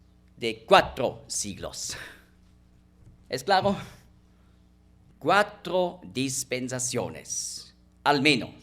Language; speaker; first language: Spanish; non-native, fluent; German